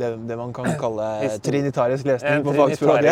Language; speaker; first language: Norwegian; native; Norwegian